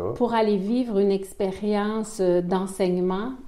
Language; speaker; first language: French; native; French